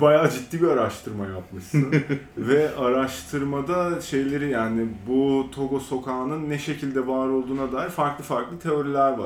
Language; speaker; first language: Turkish; native; Turkish